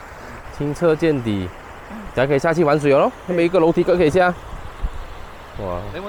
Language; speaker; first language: Chinese; native; Chinese